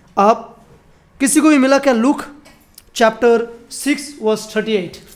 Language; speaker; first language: Hindi; non-native, local second language; Bangla